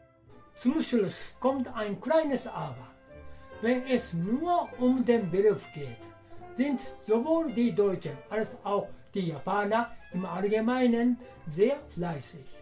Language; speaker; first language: German; non-native, fluent; Japanese